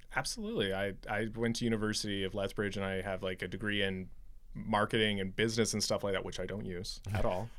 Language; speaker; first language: English; native; English